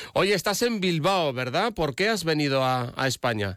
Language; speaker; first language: Spanish; native; Spanish